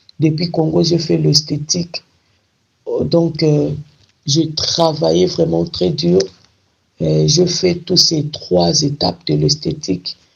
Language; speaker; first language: French; non-native, local second language; Lingala